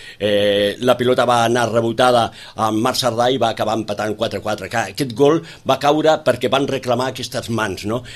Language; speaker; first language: Catalan; native; Catalan